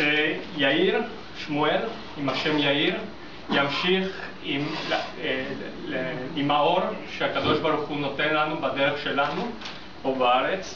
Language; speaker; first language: Hebrew; non-native, fluent; English